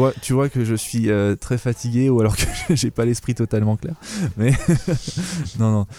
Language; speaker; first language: French; native; French